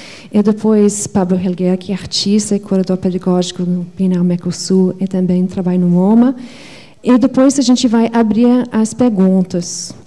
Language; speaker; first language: Portuguese; non-native, fluent; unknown